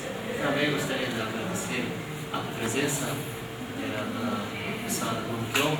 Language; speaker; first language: Portuguese; non-native, fluent; Japanese